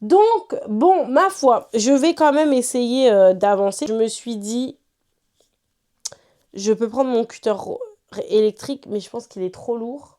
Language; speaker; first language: French; native; French